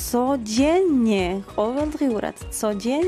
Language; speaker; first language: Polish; non-native, fluent; Georgian